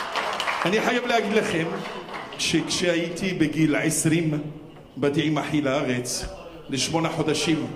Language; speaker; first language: Hebrew; non-native, fluent; French